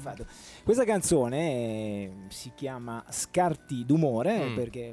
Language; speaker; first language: Italian; native; Italian